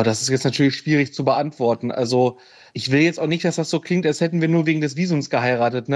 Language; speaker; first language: German; native; German